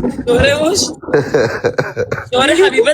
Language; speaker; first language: Arabic; native; Arabic